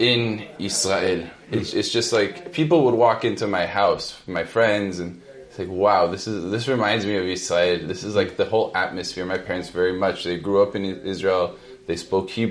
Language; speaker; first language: English; native; English